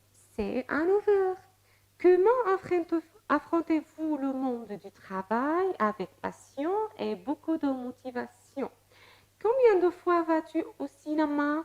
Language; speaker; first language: French; non-native, fluent; Arabic